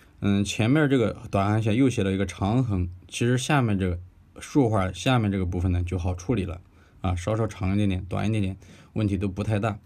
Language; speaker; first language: Chinese; native; Chinese